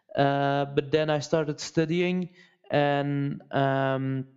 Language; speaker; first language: English; non-native, fluent; Dutch